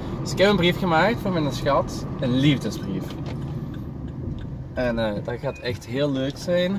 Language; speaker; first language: Dutch; native; Dutch